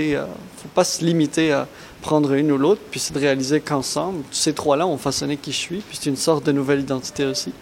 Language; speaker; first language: French; non-native, local second language; Arabic